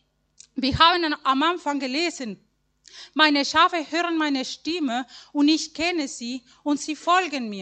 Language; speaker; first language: German; non-native, learner; Spanish